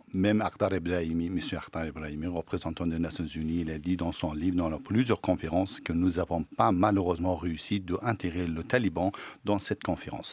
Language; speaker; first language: French; non-native, fluent; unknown